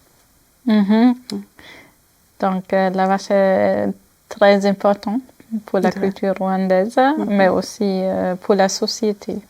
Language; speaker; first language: French; non-native, fluent; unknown